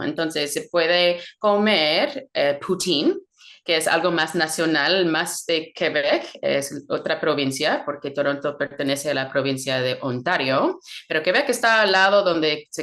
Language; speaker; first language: Spanish; non-native, fluent; English